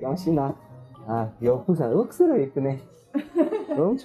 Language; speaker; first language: Korean; non-native, fluent; Spanish